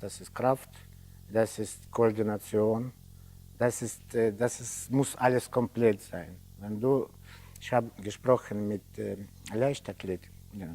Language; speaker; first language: German; non-native, learner; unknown